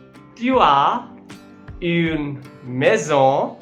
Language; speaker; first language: French; non-native, fluent; Hindi